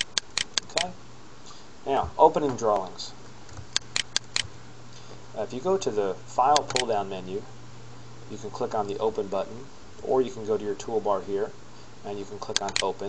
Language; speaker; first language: English; native; English